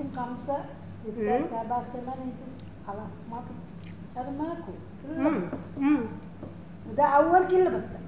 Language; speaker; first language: Arabic; non-native, learner; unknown